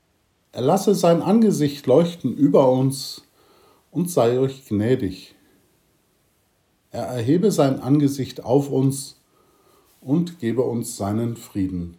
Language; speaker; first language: German; native; German